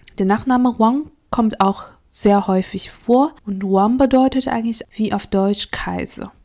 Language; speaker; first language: German; non-native, fluent; Chinese